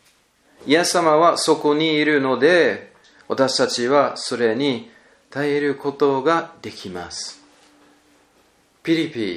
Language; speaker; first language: Japanese; non-native, learner; English